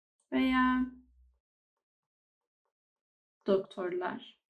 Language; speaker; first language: Turkish; non-native, fluent; English